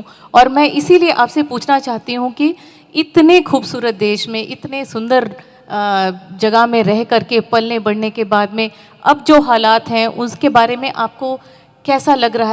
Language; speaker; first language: Hindi; native; Hindi